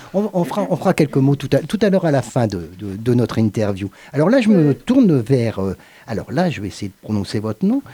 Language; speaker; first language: French; native; French